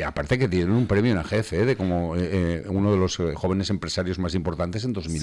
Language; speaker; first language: Spanish; native; Spanish